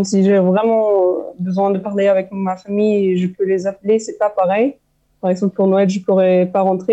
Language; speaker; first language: French; non-native, fluent; German